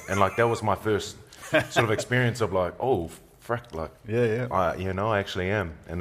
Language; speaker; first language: English; native; English